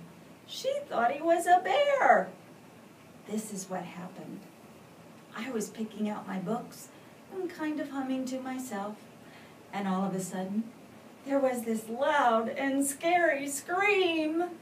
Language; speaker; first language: English; native; English